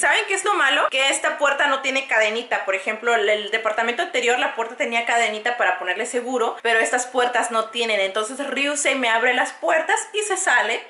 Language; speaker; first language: Spanish; native; Spanish